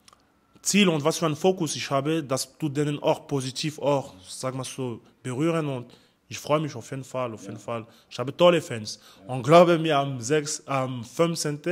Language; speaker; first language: German; non-native, learner; French